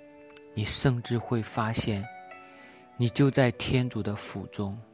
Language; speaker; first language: Chinese; native; Chinese